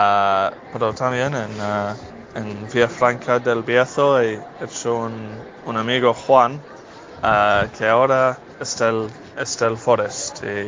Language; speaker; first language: Spanish; non-native, fluent; English